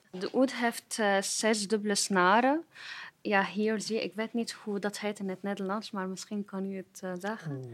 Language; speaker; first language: Dutch; non-native, fluent; Arabic